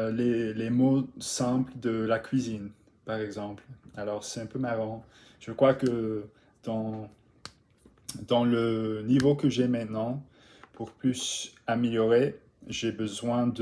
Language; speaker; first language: French; non-native, learner; English